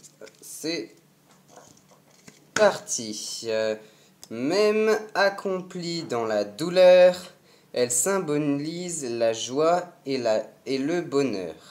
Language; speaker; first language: French; native; French